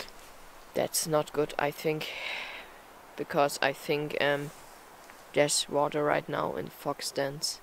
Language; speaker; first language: English; non-native, fluent; German